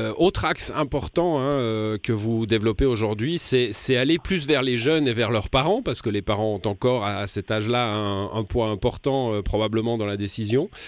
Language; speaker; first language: French; native; French